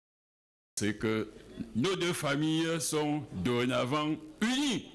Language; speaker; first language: French; non-native, local second language; Ghomala